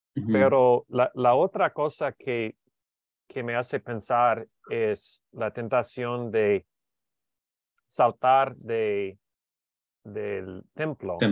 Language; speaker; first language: Spanish; non-native, learner; English